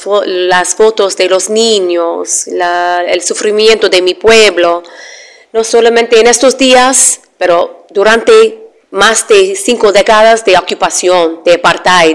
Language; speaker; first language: Spanish; non-native, fluent; Arabic